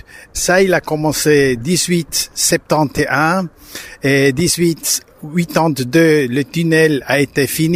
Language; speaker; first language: French; non-native, local second language; German